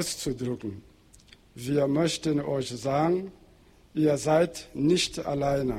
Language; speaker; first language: German; non-native, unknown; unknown